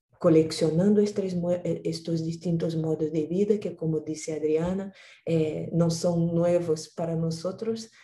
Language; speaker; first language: Portuguese; non-native, learner; Spanish